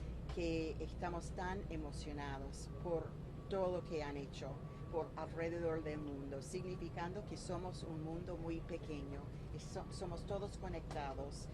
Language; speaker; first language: Spanish; non-native, fluent; English